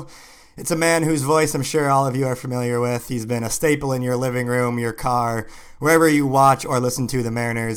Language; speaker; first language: English; native; English